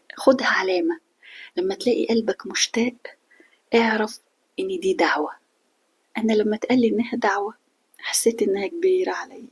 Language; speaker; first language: Arabic; native; Arabic